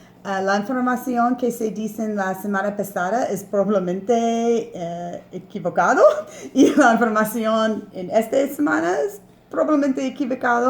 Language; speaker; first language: Spanish; non-native, learner; English